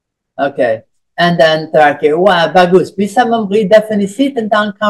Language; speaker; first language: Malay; non-native, fluent; English